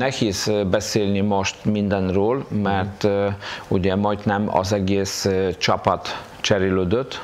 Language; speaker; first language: Hungarian; non-native, fluent; Polish